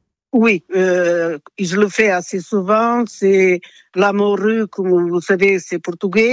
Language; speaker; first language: French; non-native, fluent; Portuguese